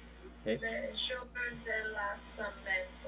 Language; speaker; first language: French; non-native, learner; English